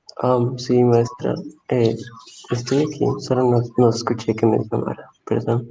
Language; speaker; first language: Spanish; native; Spanish